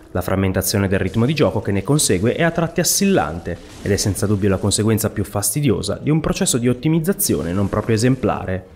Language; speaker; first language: Italian; native; Italian